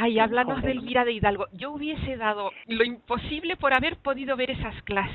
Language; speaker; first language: Spanish; native; Spanish